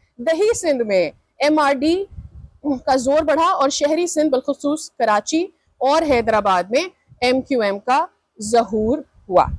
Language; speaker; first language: Urdu; native; Urdu